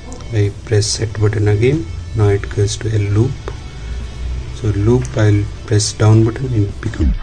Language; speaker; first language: English; non-native, local second language; Hindi